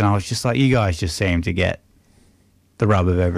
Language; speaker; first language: English; native; English